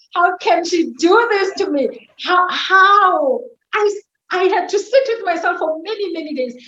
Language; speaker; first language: English; non-native, local second language; Xhosa